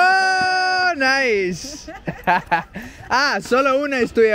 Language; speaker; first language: Spanish; non-native, learner; Portuguese